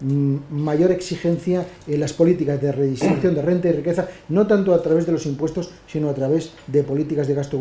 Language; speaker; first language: Spanish; native; Spanish